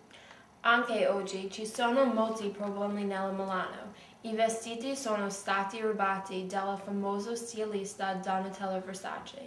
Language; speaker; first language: Italian; non-native, learner; English